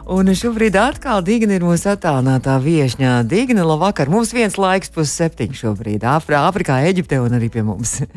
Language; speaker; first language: Latvian; native; Latvian